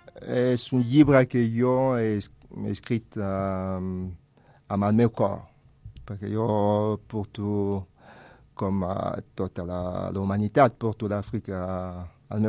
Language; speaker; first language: Catalan; non-native, fluent; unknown